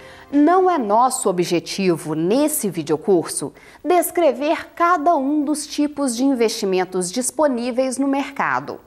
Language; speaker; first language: Portuguese; native; Portuguese